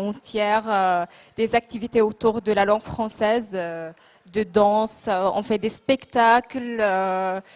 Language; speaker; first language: French; non-native, local second language; Arabic